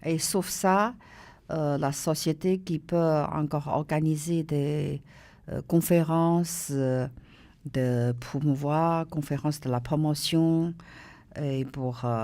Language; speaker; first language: French; non-native, learner; Chinese